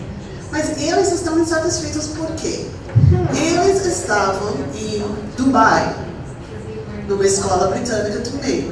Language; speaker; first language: Portuguese; non-native, fluent; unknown